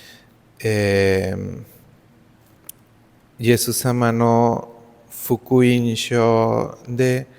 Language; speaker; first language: Japanese; non-native, learner; Spanish